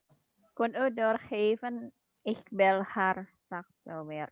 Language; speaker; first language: Dutch; non-native, learner; Indonesian